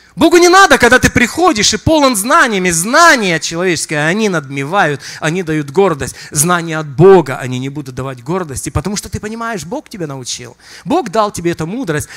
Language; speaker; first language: Russian; native; Russian